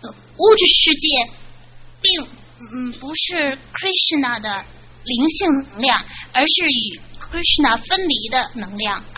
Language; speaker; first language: Chinese; native; Chinese